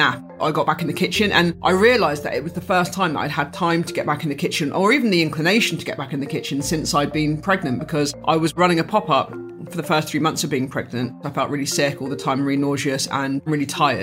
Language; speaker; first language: English; native; English